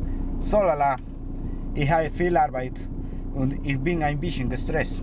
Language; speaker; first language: German; non-native, learner; Spanish